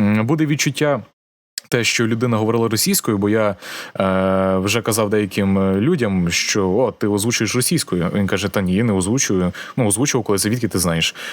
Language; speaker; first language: Ukrainian; native; Ukrainian